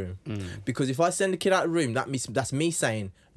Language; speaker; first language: English; native; English